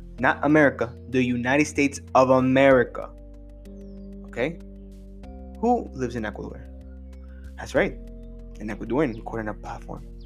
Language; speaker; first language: English; native; English